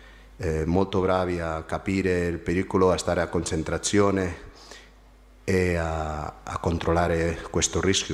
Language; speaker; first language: Italian; non-native, fluent; Spanish